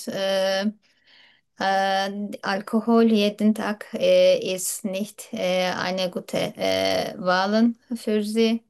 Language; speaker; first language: German; non-native, learner; Turkish